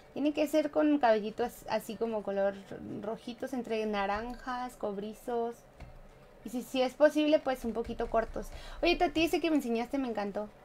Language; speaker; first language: Spanish; native; Spanish